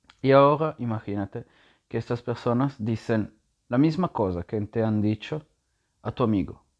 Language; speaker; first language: Spanish; non-native, learner; Italian